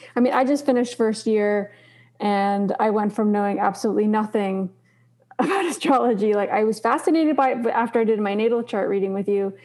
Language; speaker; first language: English; native; English